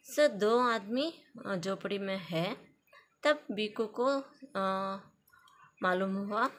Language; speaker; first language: Hindi; non-native, local second language; Kannada